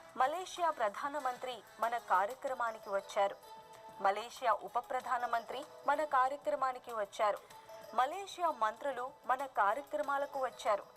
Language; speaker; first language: Telugu; early bilingual, heritage; Telugu